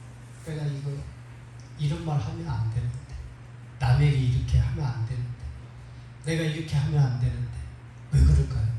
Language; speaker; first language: Korean; native; Korean